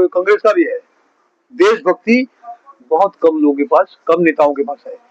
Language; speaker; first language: Hindi; non-native, local second language; Bangla